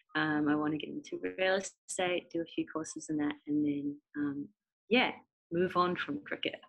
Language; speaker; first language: English; native; English